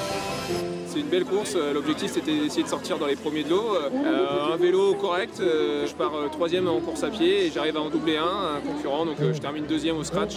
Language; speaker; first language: French; native; French